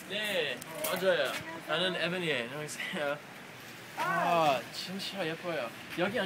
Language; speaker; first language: Korean; non-native, learner; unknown